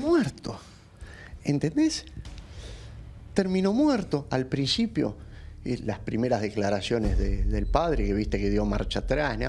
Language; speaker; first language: Spanish; native; Spanish